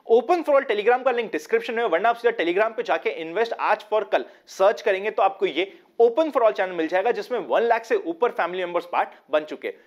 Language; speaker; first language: Hindi; native; Hindi